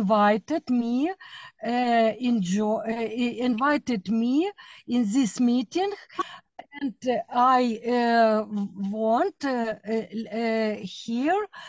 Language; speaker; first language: English; non-native, learner; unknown